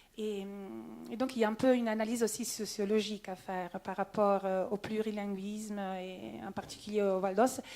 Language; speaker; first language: French; non-native, local second language; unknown